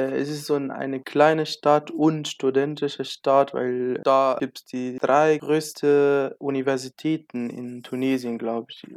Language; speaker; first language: German; non-native, learner; Arabic